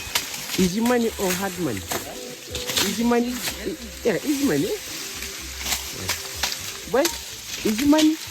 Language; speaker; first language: English; non-native, local second language; Fijian